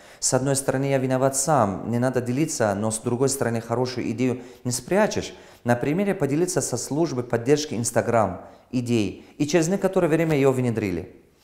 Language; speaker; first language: Russian; non-native, local second language; Tajik